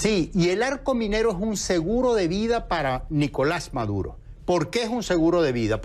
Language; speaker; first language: Spanish; native; Spanish